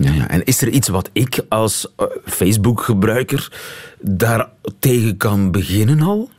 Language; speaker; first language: Dutch; native; Dutch